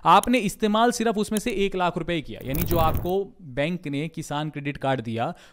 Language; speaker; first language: Hindi; native; Hindi